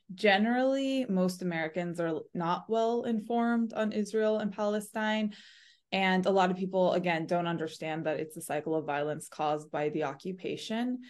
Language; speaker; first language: English; early bilingual, other home language; Urdu